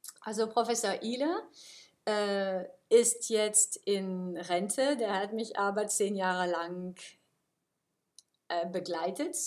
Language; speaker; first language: German; non-native, fluent; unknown